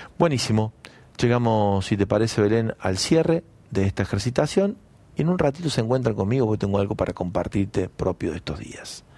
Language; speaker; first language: Spanish; native; Spanish